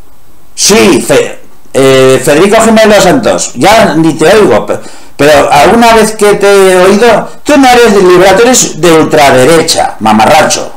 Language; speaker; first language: Spanish; native; Spanish